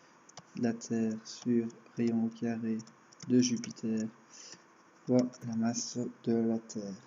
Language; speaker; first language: French; native; French